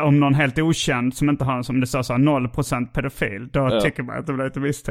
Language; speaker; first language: Swedish; native; Swedish